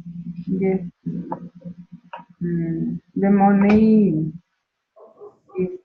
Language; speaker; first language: English; non-native, learner; Spanish